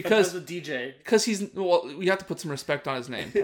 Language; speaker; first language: English; native; English